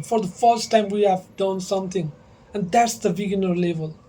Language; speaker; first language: English; non-native, local second language; Nepali